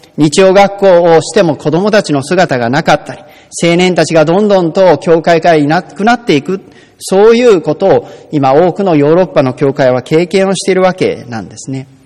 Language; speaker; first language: Japanese; native; Japanese